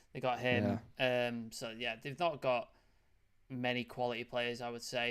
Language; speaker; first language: English; native; English